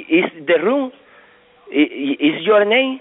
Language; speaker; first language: English; non-native, learner; Spanish